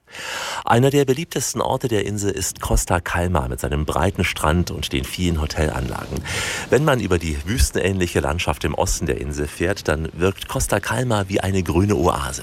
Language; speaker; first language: German; native; German